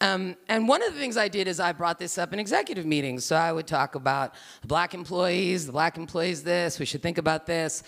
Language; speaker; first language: English; native; English